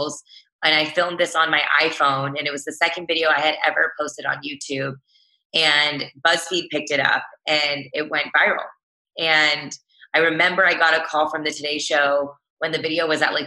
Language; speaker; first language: English; native; English